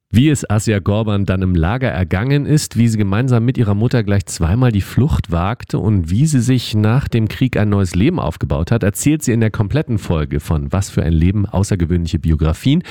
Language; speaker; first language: German; native; German